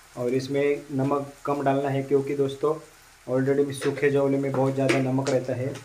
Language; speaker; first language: Hindi; non-native, local second language; Marathi